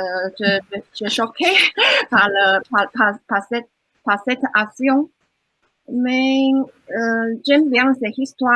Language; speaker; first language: French; non-native, learner; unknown